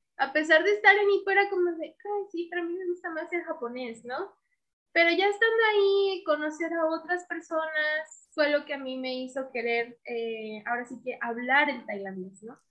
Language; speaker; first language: Spanish; native; Spanish